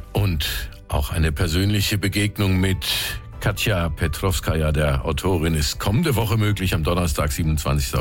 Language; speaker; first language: German; native; German